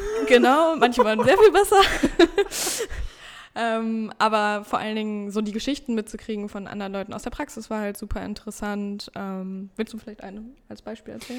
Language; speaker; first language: German; native; German